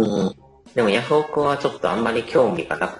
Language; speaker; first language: Japanese; native; Japanese